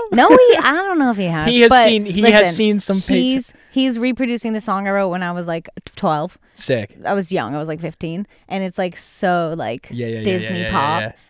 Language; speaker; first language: English; native; English